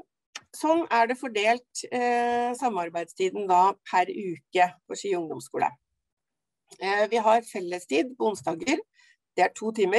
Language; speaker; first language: Norwegian; native; Norwegian